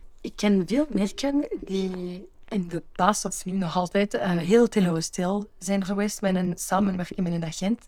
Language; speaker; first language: Dutch; non-native, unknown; French